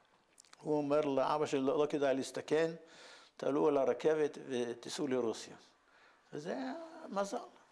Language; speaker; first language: Hebrew; non-native, fluent; Yiddish